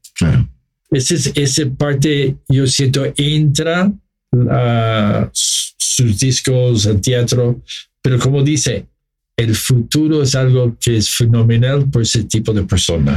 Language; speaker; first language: Spanish; non-native, fluent; English